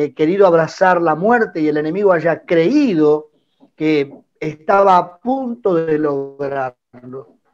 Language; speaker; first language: Spanish; native; Spanish